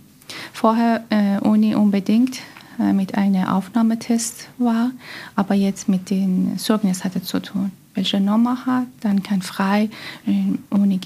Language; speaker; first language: German; non-native, learner; Persian